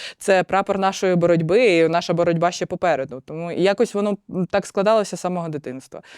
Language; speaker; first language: Ukrainian; non-native, local second language; Russian